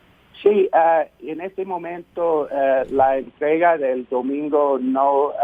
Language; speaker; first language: Spanish; non-native, fluent; English